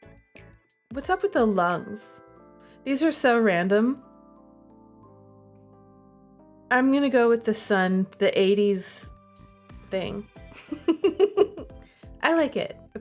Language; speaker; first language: English; native; English